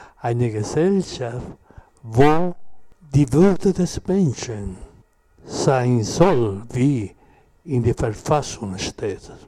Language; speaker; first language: German; non-native, learner; Spanish